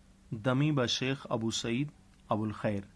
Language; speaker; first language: Persian; non-native, fluent; Urdu